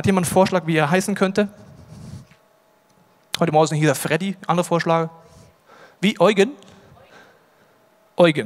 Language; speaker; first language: German; native; German